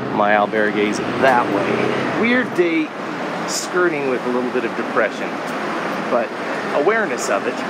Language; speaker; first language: English; native; English